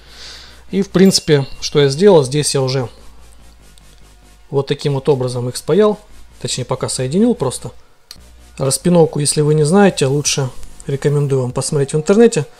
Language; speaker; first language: Russian; native; Russian